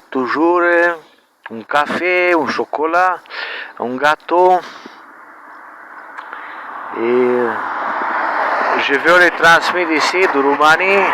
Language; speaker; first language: French; non-native, learner; Romanian